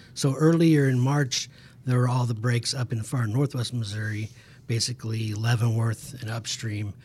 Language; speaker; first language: English; native; English